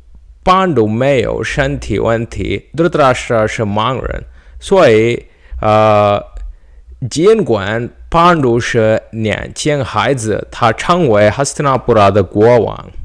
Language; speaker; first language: Chinese; non-native, learner; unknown